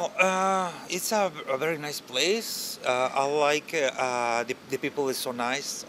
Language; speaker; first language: English; non-native, learner; Spanish